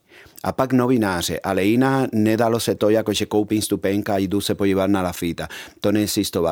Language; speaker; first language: Czech; non-native, fluent; Spanish